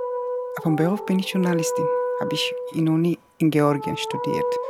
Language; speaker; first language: German; non-native, learner; Georgian